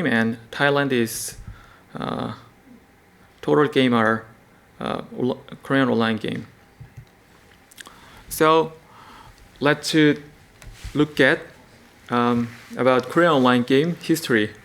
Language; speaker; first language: English; non-native, learner; Korean